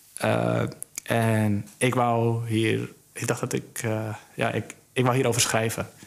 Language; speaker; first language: Dutch; early bilingual, other home language; Somali